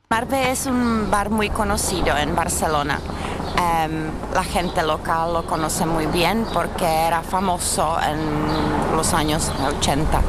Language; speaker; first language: Spanish; non-native, fluent; Czech